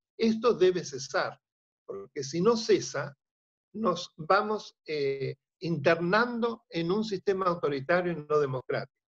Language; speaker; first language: Spanish; native; Spanish